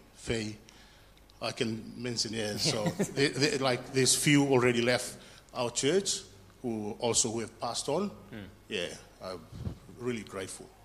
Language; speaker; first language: English; non-native, fluent; Fijian